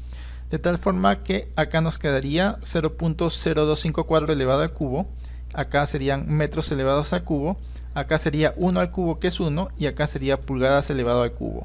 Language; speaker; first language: Spanish; native; Spanish